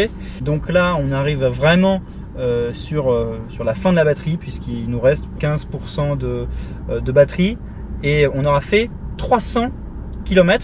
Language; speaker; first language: French; native; French